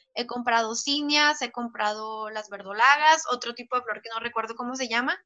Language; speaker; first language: Spanish; native; Spanish